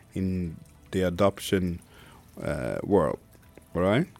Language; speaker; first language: English; non-native, fluent; Swedish